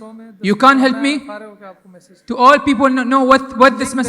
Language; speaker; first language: English; non-native, learner; Arabic